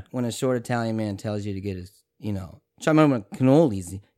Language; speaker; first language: English; early bilingual, other home language; Italian